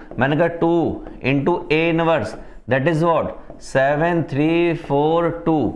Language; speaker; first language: Hindi; native; Hindi